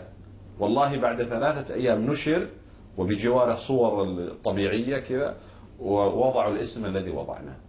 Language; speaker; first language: Arabic; native; Arabic